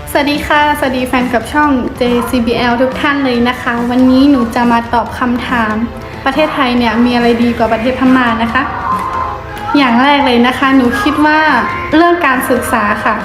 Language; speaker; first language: Thai; early bilingual, other home language; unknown